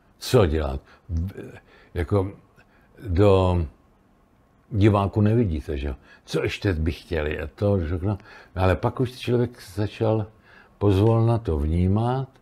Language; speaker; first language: Czech; native; Czech